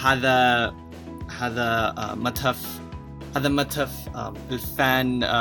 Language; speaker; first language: Arabic; non-native, learner; English